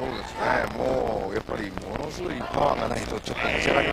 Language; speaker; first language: Japanese; native; Japanese